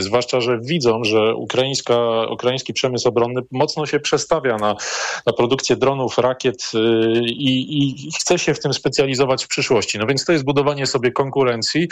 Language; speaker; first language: Polish; native; Polish